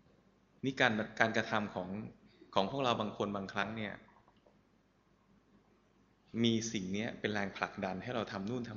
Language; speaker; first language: Thai; native; Thai